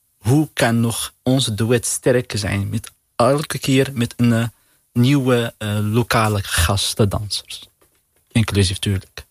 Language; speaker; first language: Dutch; non-native, learner; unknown